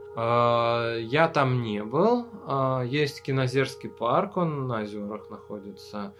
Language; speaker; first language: Russian; native; Russian